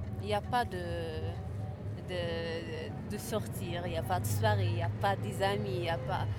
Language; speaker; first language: French; non-native, learner; Arabic